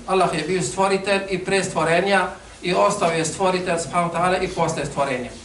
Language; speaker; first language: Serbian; non-native, fluent; Arabic